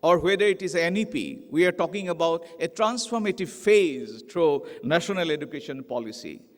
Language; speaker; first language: English; non-native, local second language; Assamese